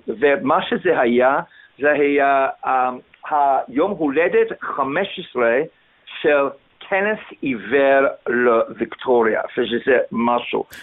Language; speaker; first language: Hebrew; non-native, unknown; English